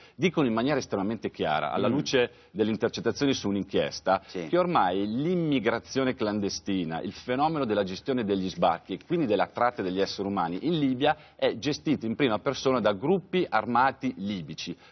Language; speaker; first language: Italian; native; Italian